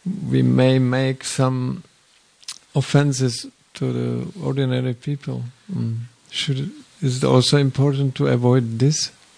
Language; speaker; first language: English; non-native, fluent; Czech